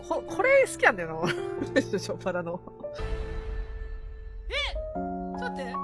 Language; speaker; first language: Japanese; native; Japanese